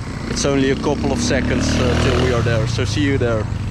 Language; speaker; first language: English; non-native, fluent; Dutch